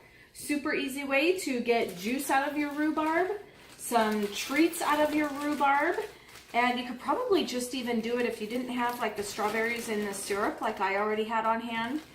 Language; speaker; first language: English; native; English